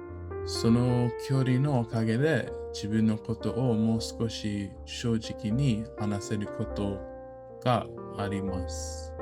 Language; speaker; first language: Japanese; non-native, fluent; English